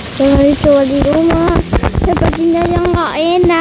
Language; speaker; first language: Indonesian; non-native, learner; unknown